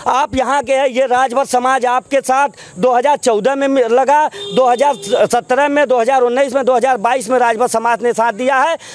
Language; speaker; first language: Hindi; native; Hindi